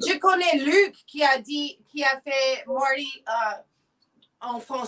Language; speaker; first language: French; non-native, learner; English